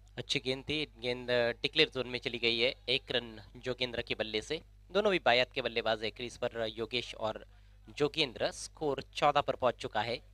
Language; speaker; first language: Hindi; non-native, local second language; Marathi